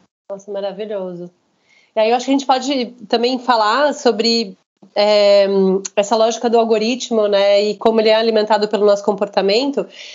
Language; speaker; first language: Portuguese; native; Portuguese